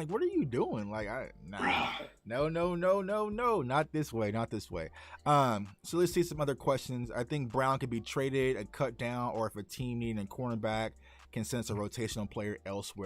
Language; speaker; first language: English; native; English